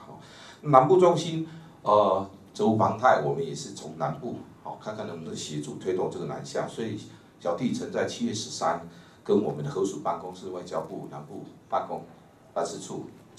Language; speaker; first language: Chinese; native; Chinese